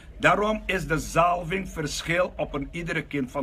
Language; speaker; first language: Dutch; non-native, local second language; Papiamento